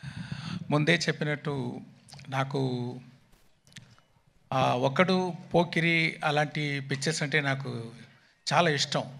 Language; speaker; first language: Telugu; non-native, local second language; Tamil